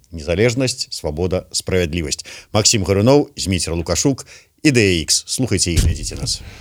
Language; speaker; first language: Belarusian; native; Belarusian